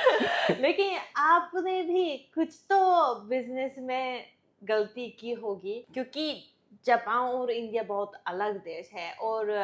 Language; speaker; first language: Hindi; non-native, fluent; Japanese